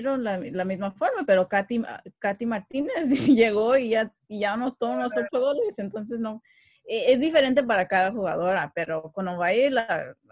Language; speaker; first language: Spanish; early bilingual, heritage; Spanish